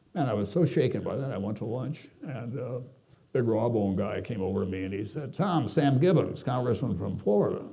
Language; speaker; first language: English; native; English